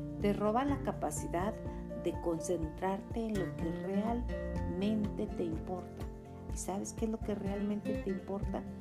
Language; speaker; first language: Spanish; native; Spanish